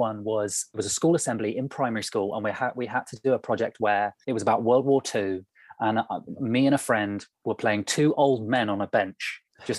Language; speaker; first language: English; native; English